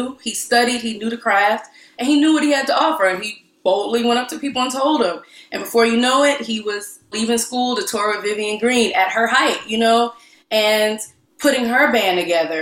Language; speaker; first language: English; native; English